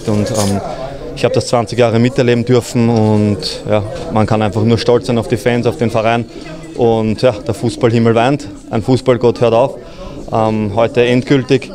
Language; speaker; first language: German; native; German